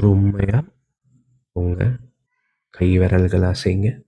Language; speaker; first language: Tamil; native; Tamil